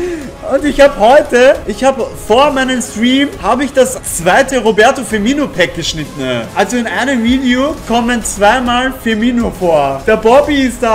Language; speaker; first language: German; native; German